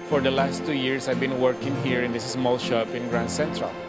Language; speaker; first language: English; non-native, fluent; Spanish